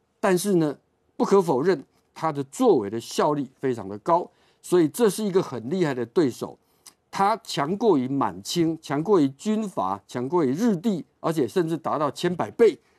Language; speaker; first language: Chinese; native; Chinese